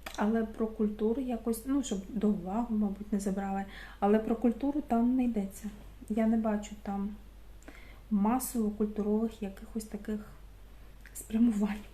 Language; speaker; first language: Ukrainian; non-native, local second language; Russian